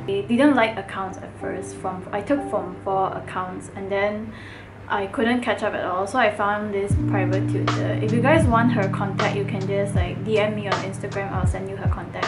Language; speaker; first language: English; non-native, local second language; Chinese